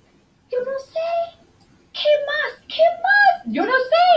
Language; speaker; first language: Spanish; non-native, fluent; English